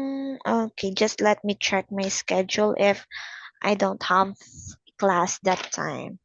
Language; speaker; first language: English; non-native, fluent; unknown